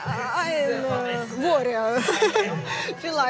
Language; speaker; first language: German; non-native, learner; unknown